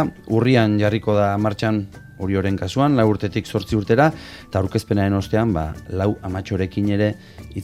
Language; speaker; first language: Basque; native; Basque